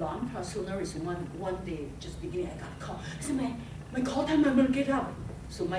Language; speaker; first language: English; non-native, fluent; Chinese